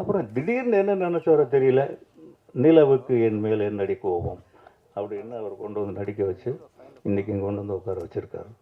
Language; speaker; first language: Tamil; native; Tamil